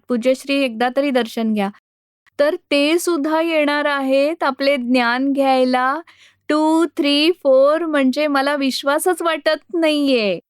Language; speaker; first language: Marathi; non-native, local second language; Gujarati